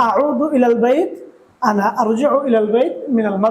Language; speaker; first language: Arabic; non-native, fluent; Bangla